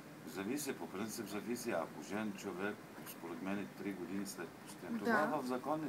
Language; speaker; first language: Bulgarian; non-native, learner; Arabic